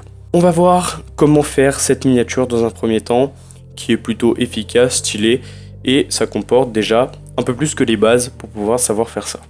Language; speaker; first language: French; native; French